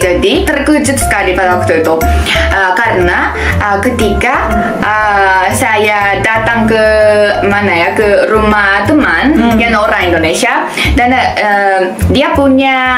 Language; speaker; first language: Indonesian; non-native, learner; Japanese